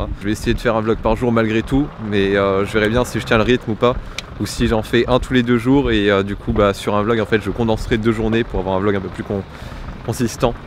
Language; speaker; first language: French; native; French